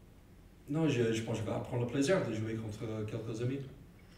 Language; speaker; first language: French; non-native, learner; English